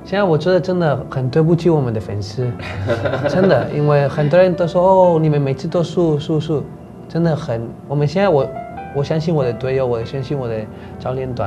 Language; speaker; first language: Chinese; non-native, fluent; Spanish